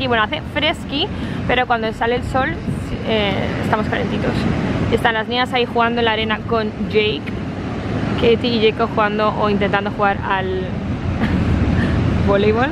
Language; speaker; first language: Spanish; native; Spanish